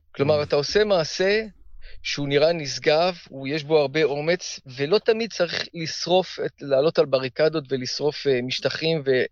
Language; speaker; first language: Hebrew; early bilingual, heritage; Hebrew